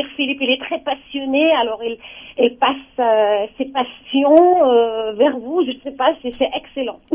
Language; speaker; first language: French; non-native, learner; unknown